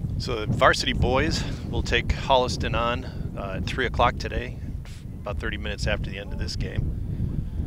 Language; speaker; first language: English; native; English